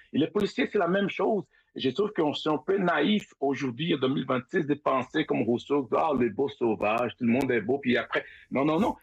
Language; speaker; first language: French; non-native, fluent; Portuguese